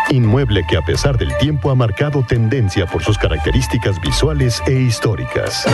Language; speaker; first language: Spanish; non-native, learner; English